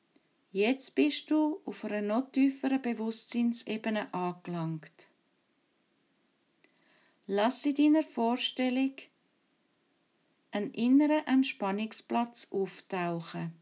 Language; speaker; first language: German; native; German